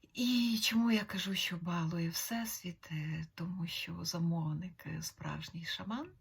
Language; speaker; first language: Ukrainian; native; Ukrainian